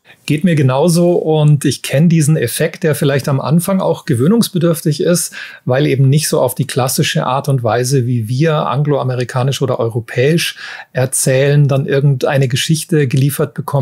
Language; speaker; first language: German; native; German